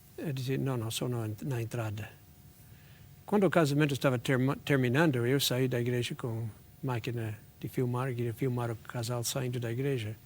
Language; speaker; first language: Portuguese; non-native, fluent; English